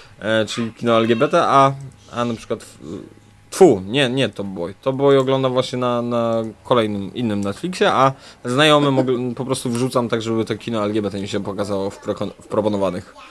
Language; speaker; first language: Polish; native; Polish